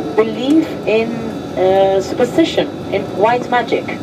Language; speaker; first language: English; non-native, fluent; Spanish